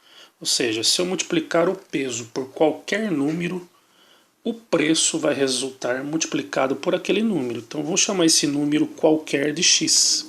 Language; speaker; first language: Portuguese; native; Portuguese